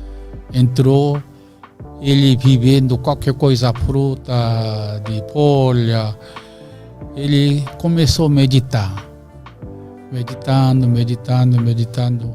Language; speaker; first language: Portuguese; non-native, learner; Korean